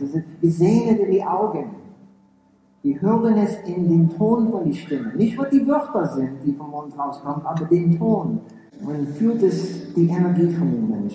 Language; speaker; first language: German; early bilingual, heritage; English